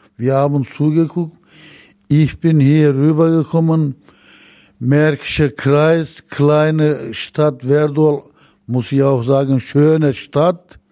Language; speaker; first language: German; non-native, learner; Turkish